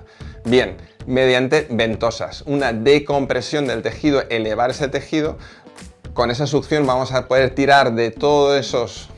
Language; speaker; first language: Spanish; native; Spanish